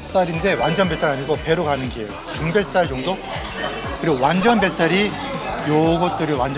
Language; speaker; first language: Korean; native; Korean